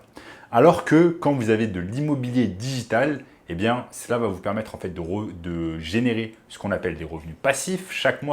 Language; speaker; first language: French; native; French